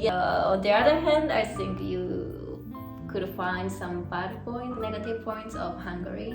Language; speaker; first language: English; non-native, learner; Japanese